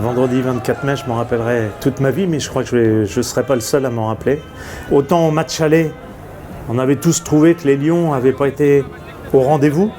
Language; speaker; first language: French; native; French